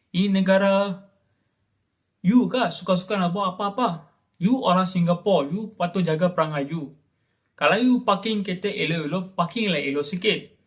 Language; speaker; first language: Malay; non-native, local second language; Tamil